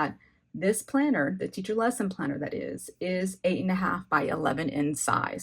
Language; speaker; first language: English; native; English